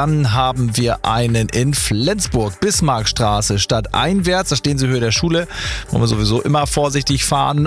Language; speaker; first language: German; native; German